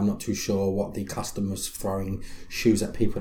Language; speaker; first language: English; native; English